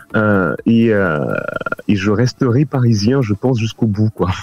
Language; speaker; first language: French; native; French